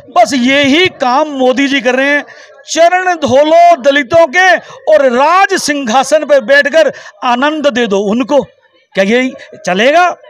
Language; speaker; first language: Hindi; native; Hindi